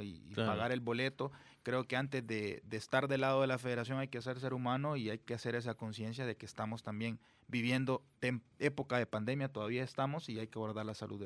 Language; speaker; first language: Spanish; native; Spanish